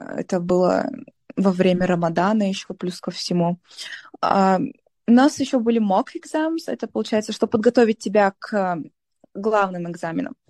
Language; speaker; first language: Russian; non-native, local second language; Tajik